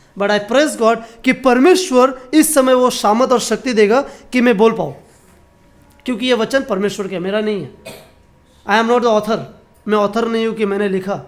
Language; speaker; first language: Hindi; non-native, local second language; Bangla